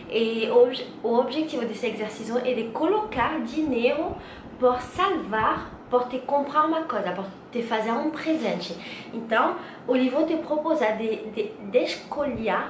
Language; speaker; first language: Portuguese; non-native, learner; French